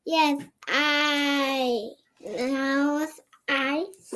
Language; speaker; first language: English; non-native, learner; Korean